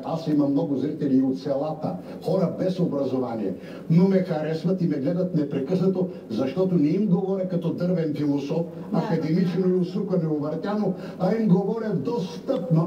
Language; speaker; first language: Bulgarian; native; Bulgarian